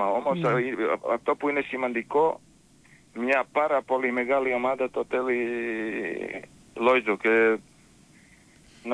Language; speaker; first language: Greek; non-native, fluent; Serbian